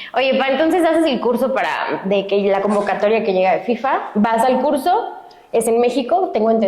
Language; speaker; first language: Spanish; native; Spanish